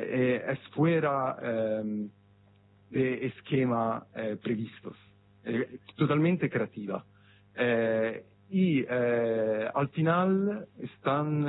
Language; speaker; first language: Spanish; non-native, fluent; Italian